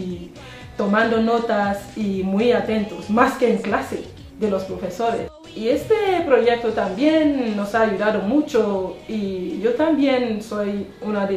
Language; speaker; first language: Spanish; non-native, fluent; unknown